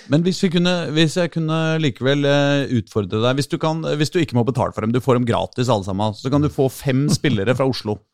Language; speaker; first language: Norwegian; native; Norwegian